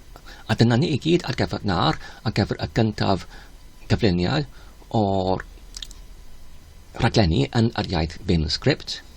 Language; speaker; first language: Welsh; non-native, learner; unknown